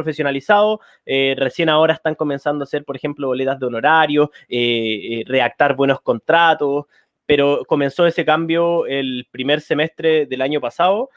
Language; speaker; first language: Spanish; native; Spanish